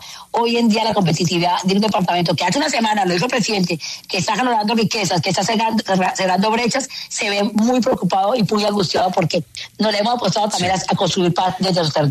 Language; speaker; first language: Spanish; native; Spanish